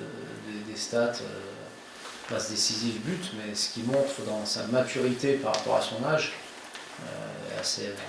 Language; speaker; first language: French; native; French